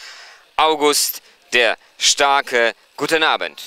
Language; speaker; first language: German; non-native, fluent; Polish